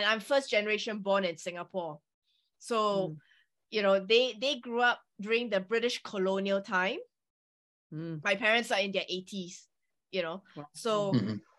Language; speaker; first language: English; native; English